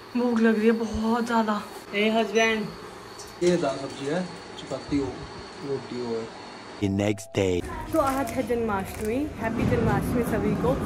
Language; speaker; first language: Hindi; native; Hindi